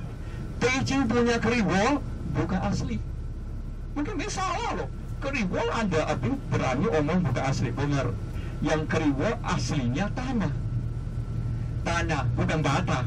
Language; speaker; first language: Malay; non-native, fluent; Chinese